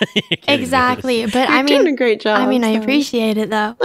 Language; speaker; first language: English; native; English